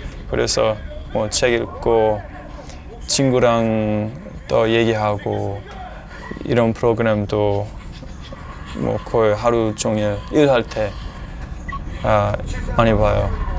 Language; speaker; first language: Korean; non-native, learner; English